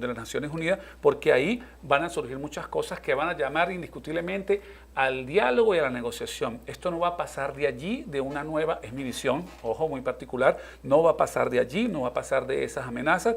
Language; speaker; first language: Spanish; native; Spanish